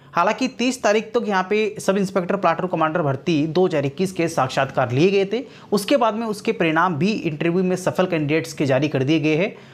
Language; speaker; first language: Hindi; native; Hindi